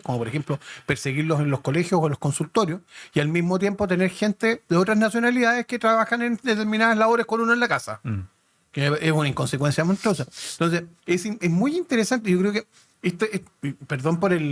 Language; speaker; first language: Spanish; native; Spanish